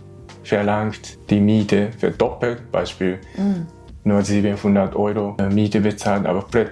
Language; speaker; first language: German; non-native, learner; Japanese